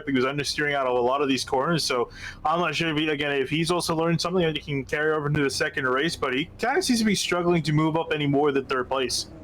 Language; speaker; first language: English; native; English